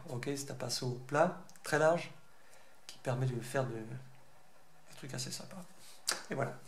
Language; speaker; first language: French; native; French